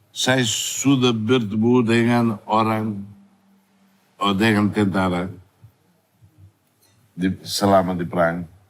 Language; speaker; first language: Indonesian; non-native, fluent; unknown